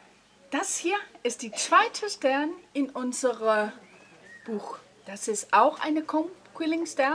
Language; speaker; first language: German; non-native, learner; Danish